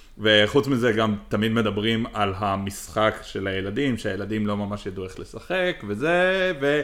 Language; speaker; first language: Hebrew; native; Hebrew